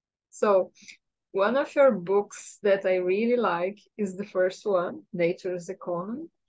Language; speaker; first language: English; non-native, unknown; Portuguese